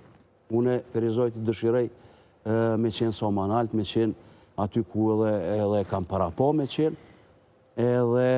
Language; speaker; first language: Albanian; native; Albanian